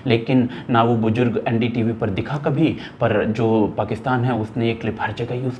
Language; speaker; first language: Hindi; native; Hindi